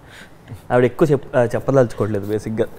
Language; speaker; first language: Telugu; native; Telugu